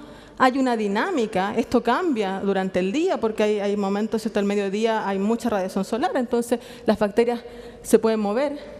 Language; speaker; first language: Spanish; native; Spanish